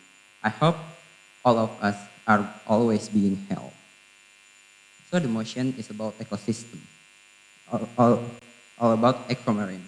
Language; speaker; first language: English; non-native, learner; Indonesian